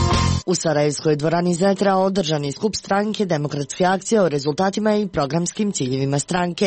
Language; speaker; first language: Croatian; native; Croatian